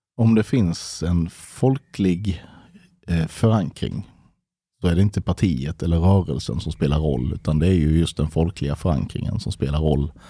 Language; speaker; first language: Swedish; native; Swedish